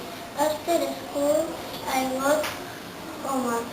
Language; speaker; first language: English; non-native, learner; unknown